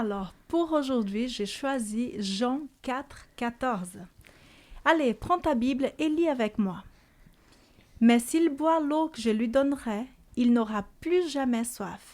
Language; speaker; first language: French; native; French